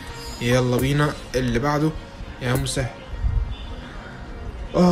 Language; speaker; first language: Arabic; native; Arabic